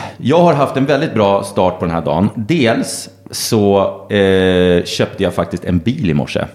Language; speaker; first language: Swedish; native; Swedish